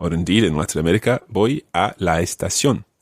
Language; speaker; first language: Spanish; non-native, fluent; English